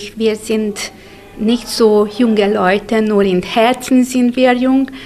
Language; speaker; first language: German; non-native, local second language; Hungarian